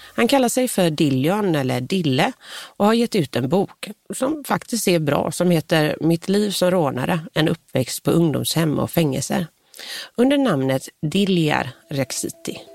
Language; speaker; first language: Swedish; native; Swedish